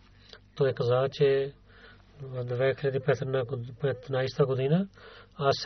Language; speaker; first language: Bulgarian; non-native, learner; Urdu